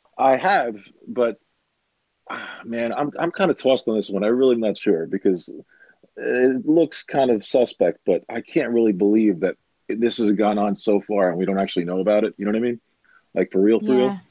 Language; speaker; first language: English; native; English